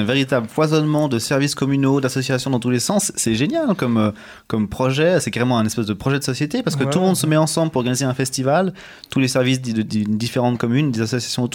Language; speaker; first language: French; native; French